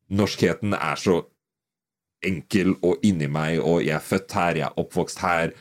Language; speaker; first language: Norwegian; early bilingual, other home language; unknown